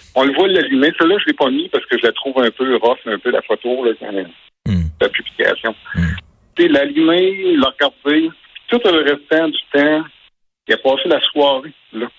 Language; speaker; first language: French; native; French